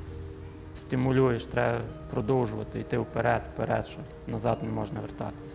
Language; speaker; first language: Ukrainian; native; Ukrainian